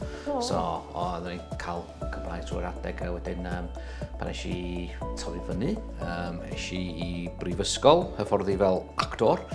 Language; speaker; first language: Welsh; non-native, local second language; English